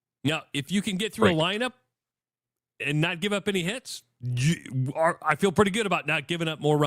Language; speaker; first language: English; native; English